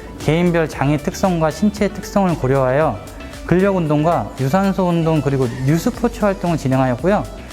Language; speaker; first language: Korean; native; Korean